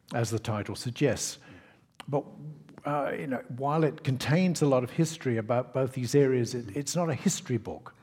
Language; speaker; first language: English; native; English